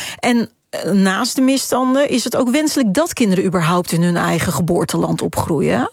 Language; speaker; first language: Dutch; native; Dutch